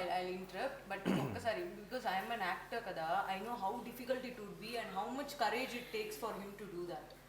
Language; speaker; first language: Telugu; non-native, learner; Tamil